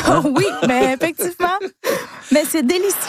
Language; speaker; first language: French; non-native, fluent; Spanish